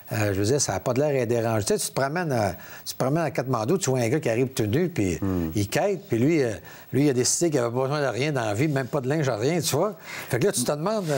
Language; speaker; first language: French; native; French